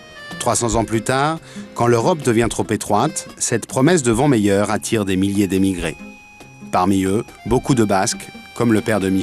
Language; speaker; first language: French; native; French